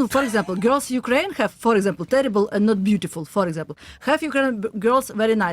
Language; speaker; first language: English; non-native, learner; Russian